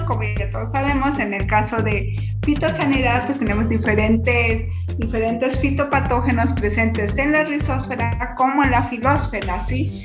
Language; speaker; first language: Spanish; native; Spanish